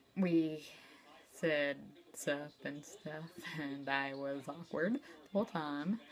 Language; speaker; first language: English; native; English